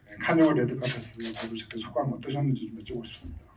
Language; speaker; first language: Korean; native; Korean